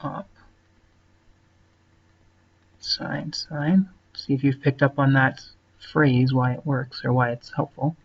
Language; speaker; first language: English; native; English